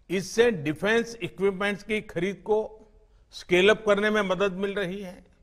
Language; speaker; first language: Hindi; non-native, local second language; Gujarati